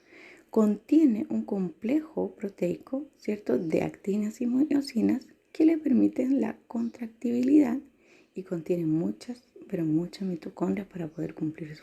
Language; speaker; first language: Spanish; native; Spanish